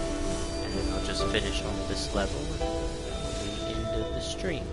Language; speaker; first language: English; native; English